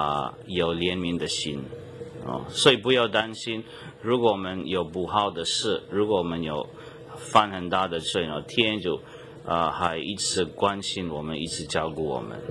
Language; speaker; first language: Chinese; non-native, fluent; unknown